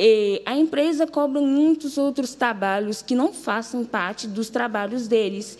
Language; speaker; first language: Portuguese; non-native, fluent; Haitian Creole